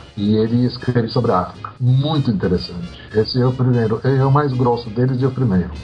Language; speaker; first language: Portuguese; early bilingual, other home language; Polish